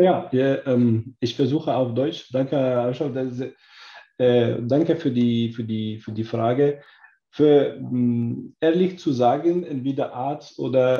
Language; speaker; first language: German; non-native, learner; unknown